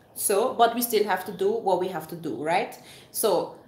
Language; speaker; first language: English; non-native, fluent; Swiss German